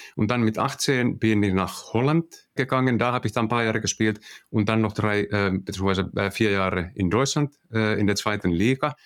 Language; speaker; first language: German; non-native, fluent; Finnish